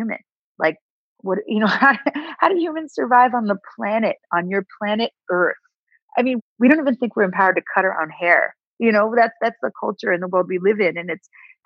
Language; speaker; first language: English; native; English